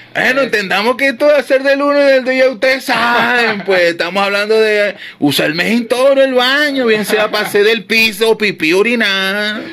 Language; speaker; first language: Spanish; native; Spanish